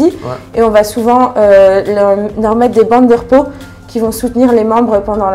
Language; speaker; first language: French; native; French